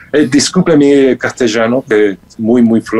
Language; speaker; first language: Spanish; non-native, fluent; English